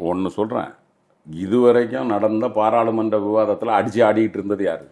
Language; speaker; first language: Tamil; native; Tamil